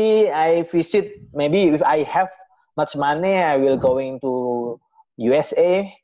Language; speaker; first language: English; non-native, learner; Indonesian